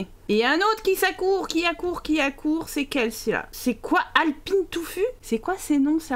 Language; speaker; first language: French; native; French